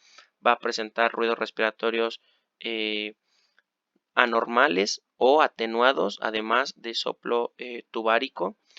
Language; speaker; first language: Spanish; native; Spanish